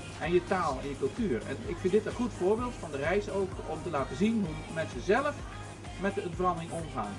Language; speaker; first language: Dutch; native; Dutch